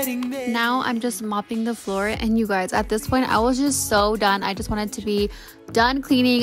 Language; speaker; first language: English; native; English